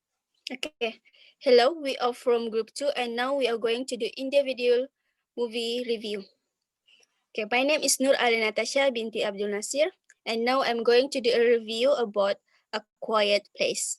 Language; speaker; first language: English; non-native, learner; Malay